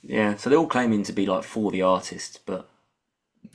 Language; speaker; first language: English; native; English